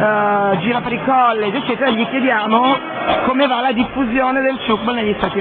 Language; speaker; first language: Italian; native; Italian